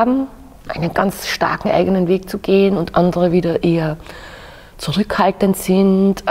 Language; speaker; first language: German; native; German